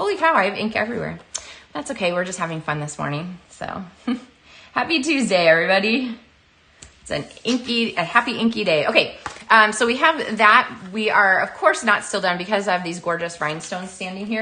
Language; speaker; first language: English; native; English